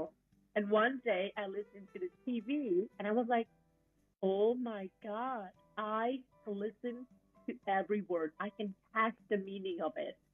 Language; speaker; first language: English; non-native, fluent; Thai